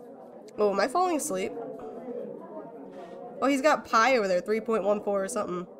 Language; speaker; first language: English; native; English